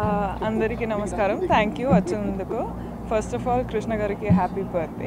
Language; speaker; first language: Telugu; non-native, fluent; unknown